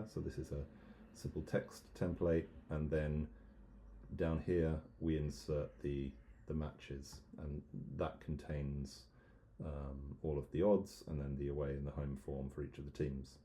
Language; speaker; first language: English; native; English